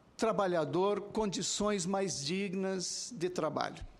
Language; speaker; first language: Portuguese; native; Portuguese